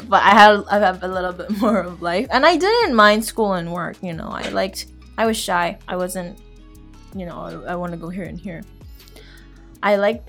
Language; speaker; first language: English; non-native, local second language; Filipino